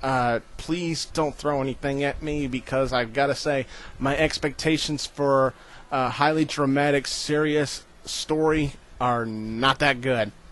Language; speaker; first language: English; native; English